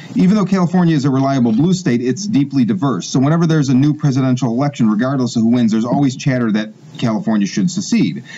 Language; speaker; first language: English; native; English